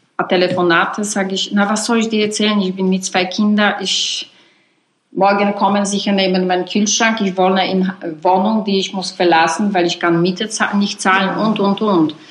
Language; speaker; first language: German; non-native, learner; Polish